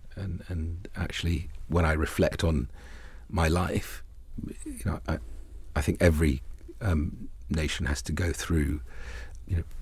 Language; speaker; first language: English; early bilingual, other home language; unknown